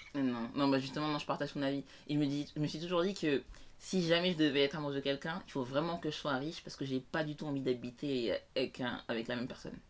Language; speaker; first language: French; native; French